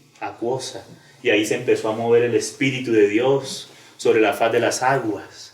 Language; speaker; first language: Spanish; native; Spanish